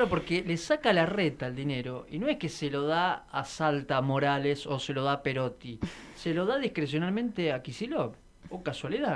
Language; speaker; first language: Spanish; native; Spanish